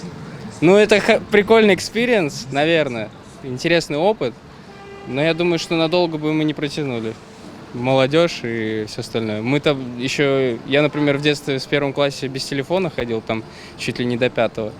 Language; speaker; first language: Russian; native; Russian